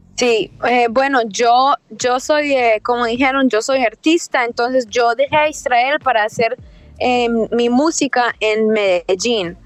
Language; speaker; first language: Spanish; early bilingual, other home language; Hebrew